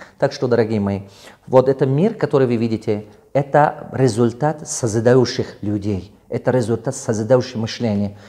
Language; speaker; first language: Russian; non-native, local second language; Tajik